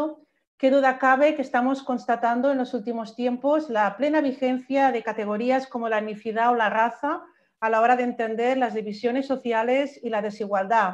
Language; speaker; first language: Spanish; native; Spanish